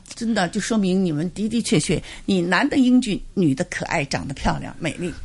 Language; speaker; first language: Chinese; non-native, local second language; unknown